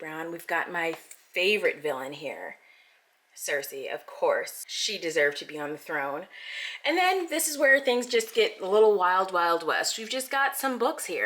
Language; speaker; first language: English; native; English